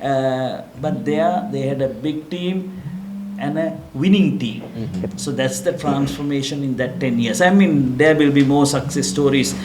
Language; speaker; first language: English; non-native, local second language; Sinhala